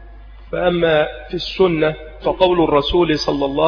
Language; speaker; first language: Arabic; native; Arabic